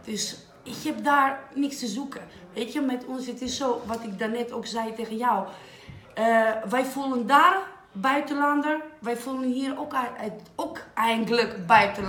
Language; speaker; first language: Dutch; non-native, fluent; Greek